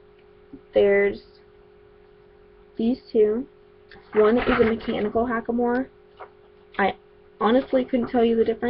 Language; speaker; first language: English; native; English